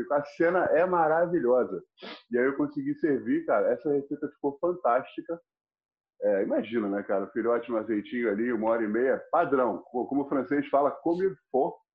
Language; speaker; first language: Portuguese; non-native, fluent; English